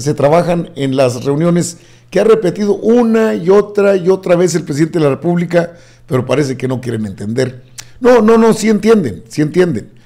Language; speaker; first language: Spanish; native; Spanish